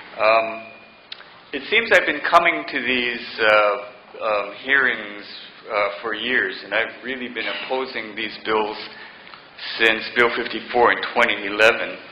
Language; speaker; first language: English; native; English